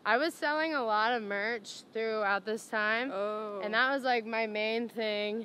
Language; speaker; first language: English; native; English